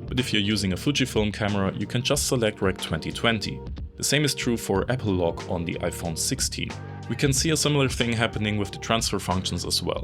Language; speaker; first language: English; non-native, fluent; German